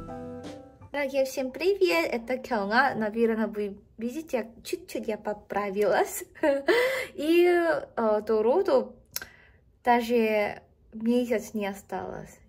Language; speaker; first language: Russian; non-native, learner; Korean